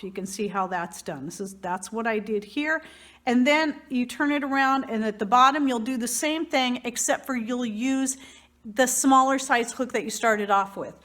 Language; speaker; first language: English; native; English